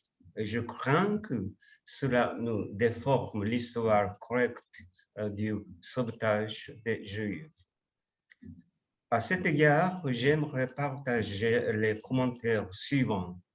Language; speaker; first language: French; non-native, fluent; Japanese